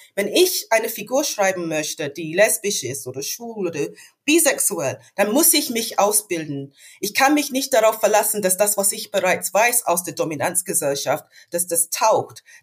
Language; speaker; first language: German; non-native, fluent; English